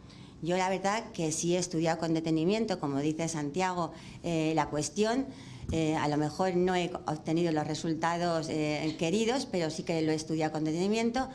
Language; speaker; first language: Spanish; native; Spanish